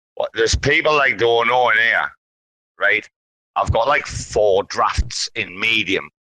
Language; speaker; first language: English; native; English